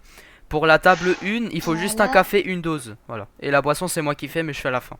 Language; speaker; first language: French; native; French